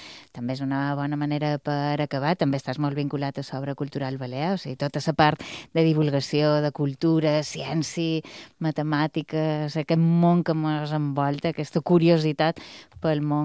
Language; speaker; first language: Catalan; native; Catalan